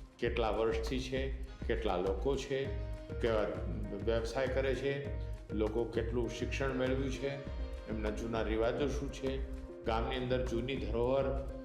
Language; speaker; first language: Gujarati; native; Gujarati